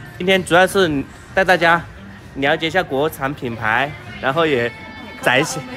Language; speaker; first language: Chinese; native; Chinese